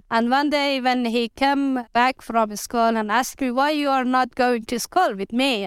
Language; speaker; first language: English; non-native, learner; Persian